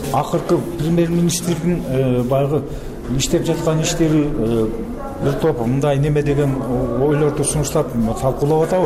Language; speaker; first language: Kyrgyz; native; Kyrgyz